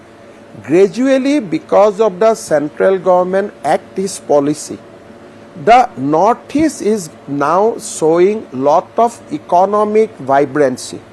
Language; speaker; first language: English; non-native, local second language; Assamese